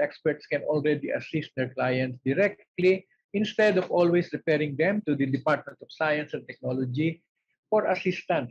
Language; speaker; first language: English; non-native, local second language; Filipino